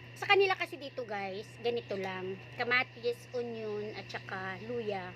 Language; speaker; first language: Filipino; non-native, local second language; Hiligaynon